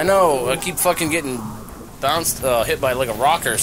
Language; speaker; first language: English; native; English